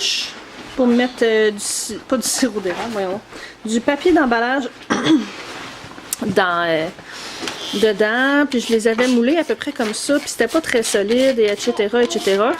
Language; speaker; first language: French; native; French